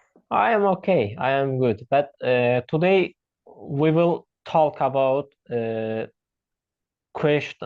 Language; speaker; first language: English; non-native, learner; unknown